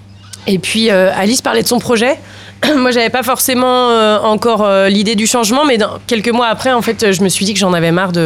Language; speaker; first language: French; native; French